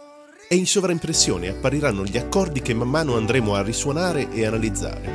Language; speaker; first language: Italian; native; Italian